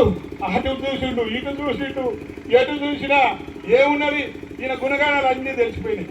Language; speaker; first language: Telugu; native; Telugu